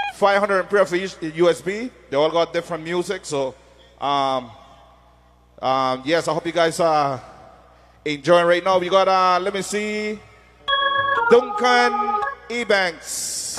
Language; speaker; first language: English; native; English